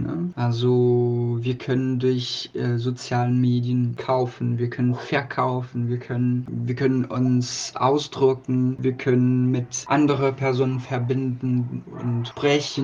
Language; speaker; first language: German; non-native, learner; Portuguese